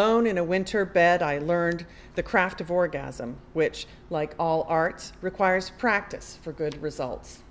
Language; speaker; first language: English; native; English